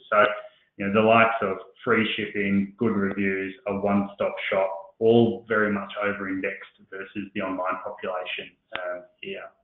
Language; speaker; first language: English; native; English